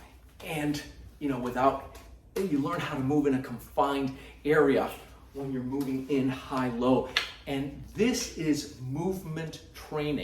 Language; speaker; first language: English; native; English